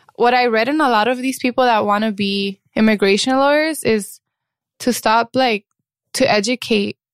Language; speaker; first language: English; early bilingual, other home language; Spanish